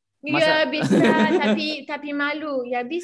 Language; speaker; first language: Indonesian; non-native, learner; French